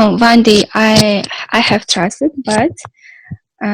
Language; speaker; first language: English; non-native, learner; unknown